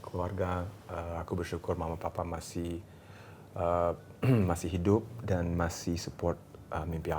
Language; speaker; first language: Indonesian; early bilingual, heritage; English